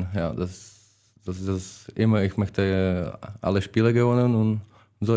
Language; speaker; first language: German; non-native, learner; Czech